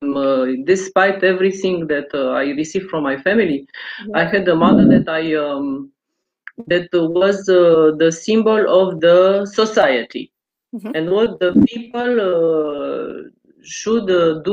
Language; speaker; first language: English; non-native, fluent; Romanian